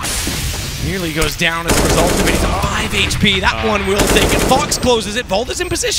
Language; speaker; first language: English; native; English